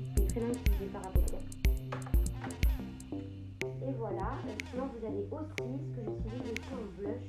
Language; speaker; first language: French; native; French